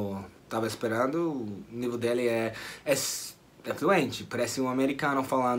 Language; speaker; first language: Portuguese; non-native, fluent; English